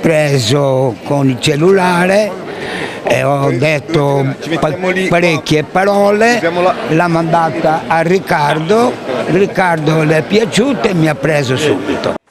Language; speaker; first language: Italian; non-native, local second language; Sardinian